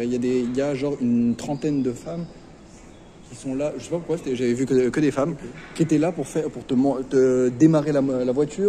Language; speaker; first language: French; native; French